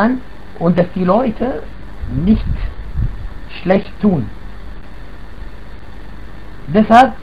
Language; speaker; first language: German; non-native, fluent; Arabic